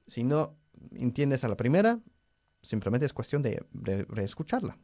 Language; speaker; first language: Spanish; non-native, fluent; English